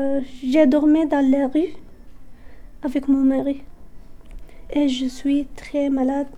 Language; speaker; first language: French; non-native, learner; Arabic